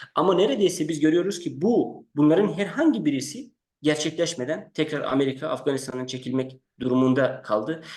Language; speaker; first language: Turkish; non-native, fluent; Persian